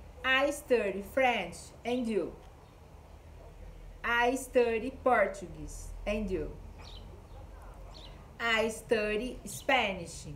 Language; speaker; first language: English; non-native, fluent; Portuguese